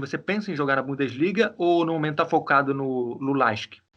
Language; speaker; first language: Portuguese; native; Portuguese